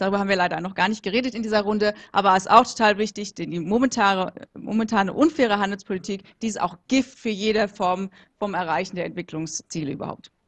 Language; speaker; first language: German; native; German